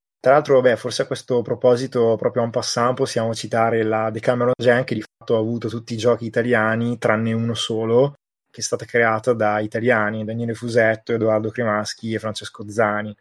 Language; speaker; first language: Italian; native; Italian